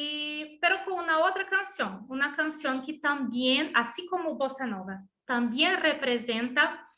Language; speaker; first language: Spanish; non-native, learner; Portuguese